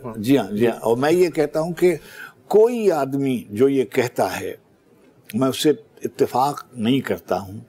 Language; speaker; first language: Urdu; native; Urdu